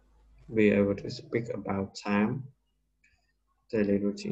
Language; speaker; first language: English; non-native, learner; Vietnamese